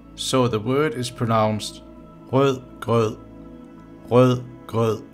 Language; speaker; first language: English; non-native, fluent; Danish